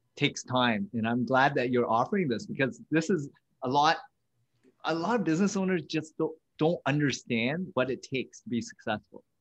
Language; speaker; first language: English; early bilingual, other home language; Vietnamese